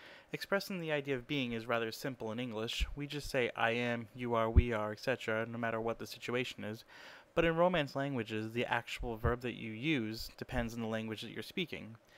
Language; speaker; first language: English; native; English